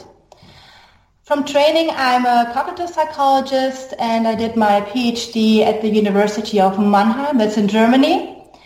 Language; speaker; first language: English; non-native, fluent; German